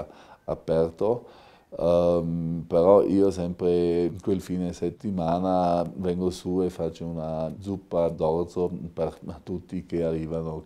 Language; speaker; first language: Italian; non-native, local second language; German